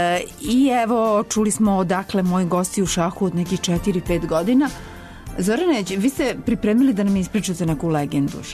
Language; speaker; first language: Serbian; native; Serbian